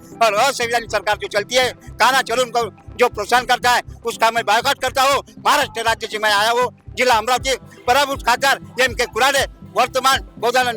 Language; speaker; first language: Hindi; native; Hindi